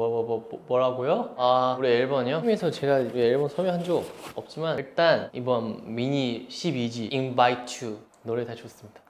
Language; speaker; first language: Korean; non-native, fluent; Chinese